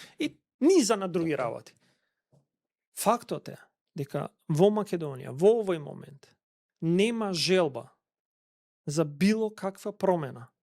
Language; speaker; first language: Macedonian; non-native, local second language; Albanian